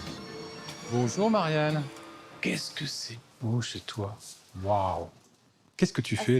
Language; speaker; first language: French; native; French